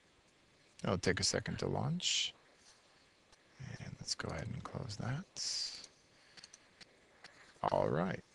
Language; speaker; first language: English; native; English